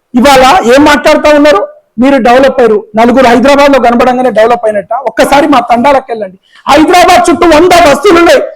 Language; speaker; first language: Telugu; non-native, local second language; Lambadi